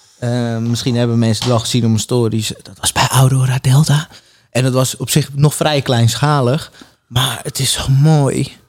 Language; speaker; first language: Dutch; native; Dutch